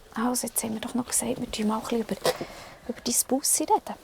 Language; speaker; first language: German; native; German